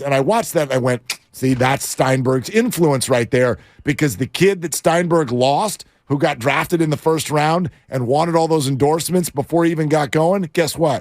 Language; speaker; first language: English; native; English